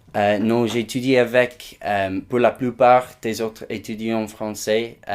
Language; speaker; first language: French; non-native, learner; English